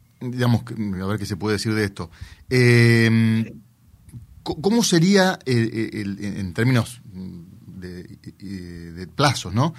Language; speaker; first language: Spanish; native; Spanish